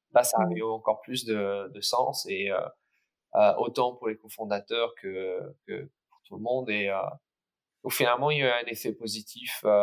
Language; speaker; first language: French; early bilingual, other home language; English